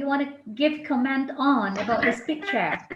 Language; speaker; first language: English; non-native, fluent; Indonesian